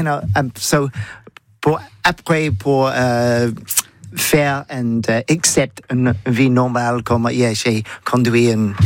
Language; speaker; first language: French; non-native, learner; English